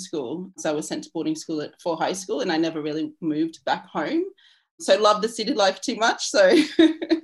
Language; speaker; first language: English; native; English